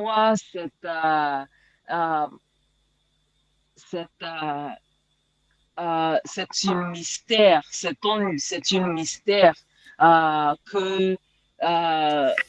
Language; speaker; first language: French; non-native, learner; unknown